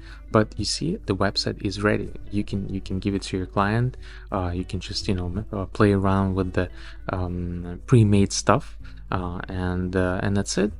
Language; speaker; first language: English; non-native, fluent; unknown